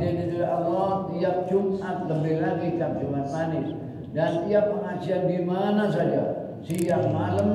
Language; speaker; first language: Indonesian; non-native, local second language; Madurese